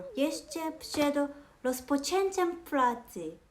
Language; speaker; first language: Polish; non-native, learner; Japanese